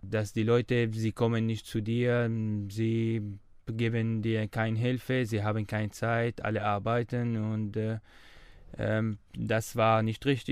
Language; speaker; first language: German; non-native, learner; Arabic